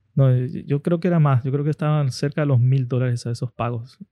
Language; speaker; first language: Spanish; native; Spanish